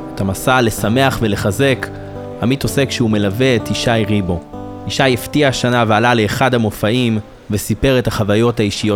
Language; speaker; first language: Hebrew; native; Hebrew